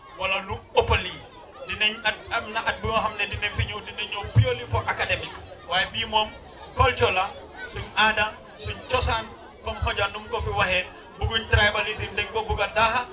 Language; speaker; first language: Wolof; native; Wolof